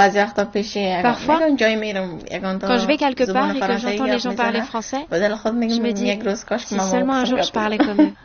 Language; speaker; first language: French; non-native, fluent; Persian